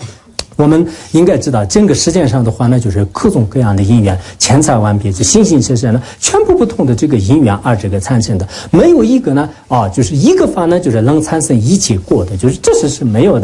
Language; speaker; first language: Chinese; non-native, local second language; Tibetan